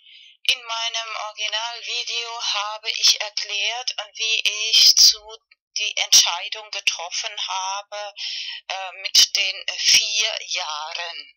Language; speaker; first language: German; non-native, learner; Spanish